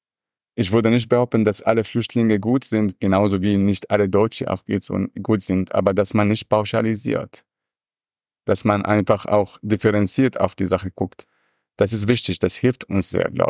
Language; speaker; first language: German; non-native, fluent; Arabic